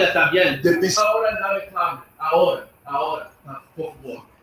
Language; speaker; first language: Spanish; non-native, learner; English